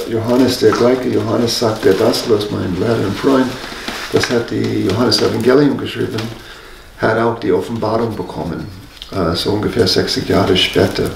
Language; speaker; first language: German; non-native, fluent; English